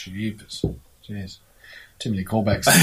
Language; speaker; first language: English; native; English